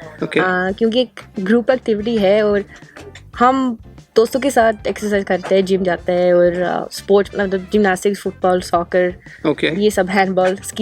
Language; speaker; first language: Hindi; non-native, fluent; Norwegian